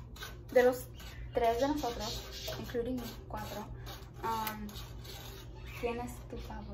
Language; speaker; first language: Spanish; early bilingual, heritage; Spanish